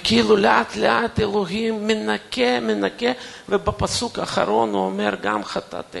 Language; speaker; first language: Hebrew; non-native, fluent; Russian